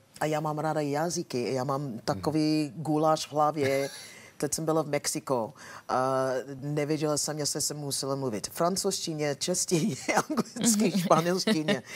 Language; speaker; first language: Czech; non-native, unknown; English